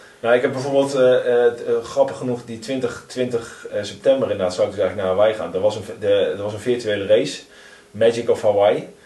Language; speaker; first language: Dutch; native; Dutch